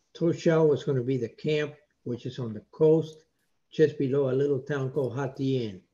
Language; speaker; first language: English; non-native, fluent; Spanish